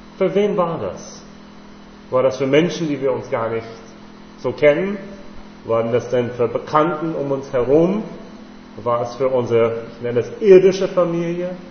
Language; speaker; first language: German; non-native, fluent; English